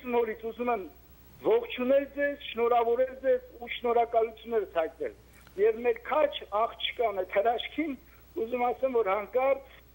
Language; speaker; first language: Armenian; native; Armenian